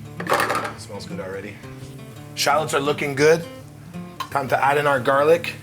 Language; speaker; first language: English; native; English